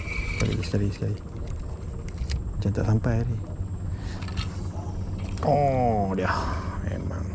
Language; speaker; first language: Malay; native; Malay